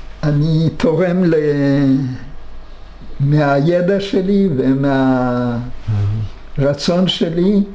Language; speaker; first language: Hebrew; non-native, fluent; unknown